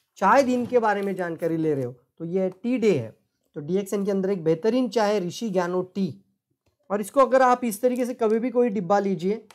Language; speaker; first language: Hindi; non-native, local second language; Marathi